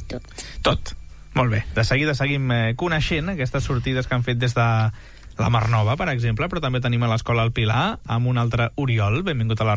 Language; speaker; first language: Catalan; native; Catalan